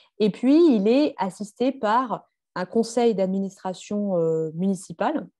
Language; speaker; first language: French; native; French